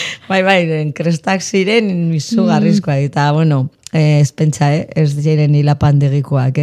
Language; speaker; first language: Basque; non-native, local second language; Spanish